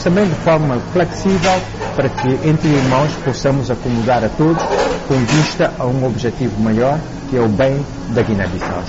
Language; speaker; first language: Portuguese; non-native, local second language; Upper Guinea Crioulo